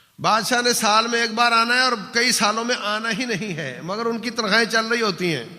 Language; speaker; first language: Urdu; non-native, local second language; Punjabi